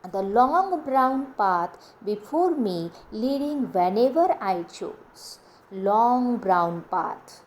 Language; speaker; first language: English; non-native, local second language; Marathi